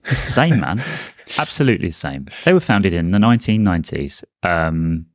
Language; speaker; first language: English; native; English